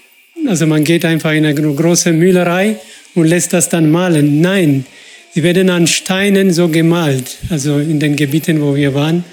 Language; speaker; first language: German; non-native, fluent; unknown